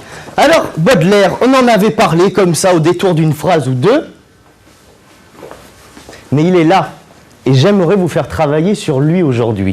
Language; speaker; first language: French; native; French